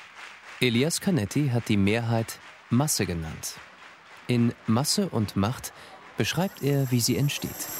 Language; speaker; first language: German; native; German